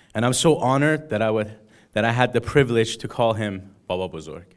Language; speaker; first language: English; early bilingual, other home language; Persian